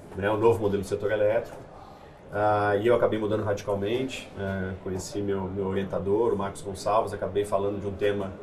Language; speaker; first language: Portuguese; native; Portuguese